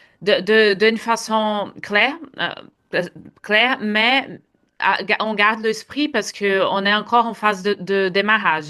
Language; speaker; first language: French; non-native, fluent; Portuguese